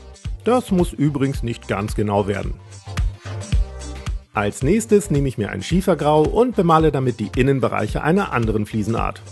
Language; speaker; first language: German; native; German